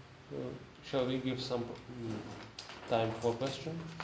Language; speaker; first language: English; non-native, fluent; Czech